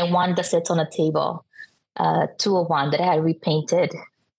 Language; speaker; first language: English; non-native, fluent; Spanish